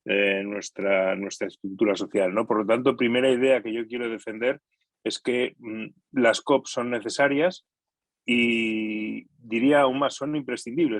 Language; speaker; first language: Spanish; native; Spanish